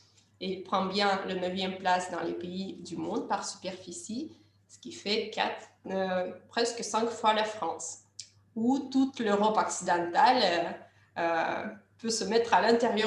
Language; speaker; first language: French; non-native, fluent; Russian